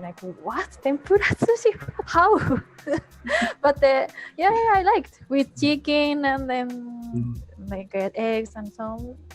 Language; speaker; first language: English; non-native, fluent; Japanese